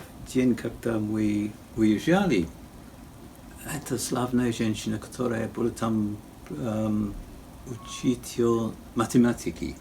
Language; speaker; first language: Russian; non-native, fluent; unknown